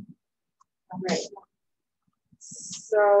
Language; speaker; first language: English; native; English